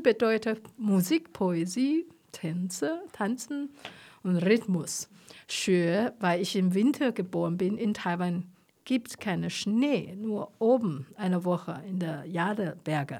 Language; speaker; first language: German; non-native, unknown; Chinese